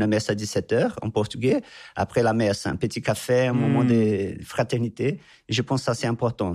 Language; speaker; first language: French; non-native, fluent; Portuguese